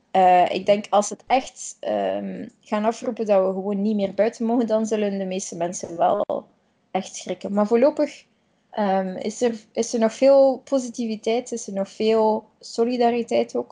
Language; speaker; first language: Dutch; native; Dutch